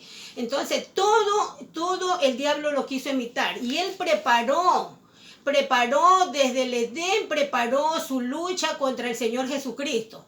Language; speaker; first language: Spanish; native; Spanish